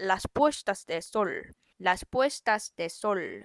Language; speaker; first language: Spanish; non-native, fluent; Korean